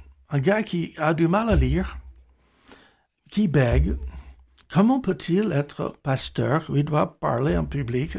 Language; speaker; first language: French; non-native, fluent; English